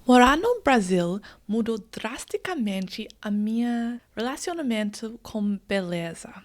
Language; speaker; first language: Portuguese; non-native, fluent; English